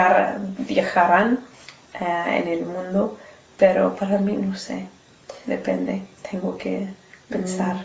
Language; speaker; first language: Spanish; non-native, learner; English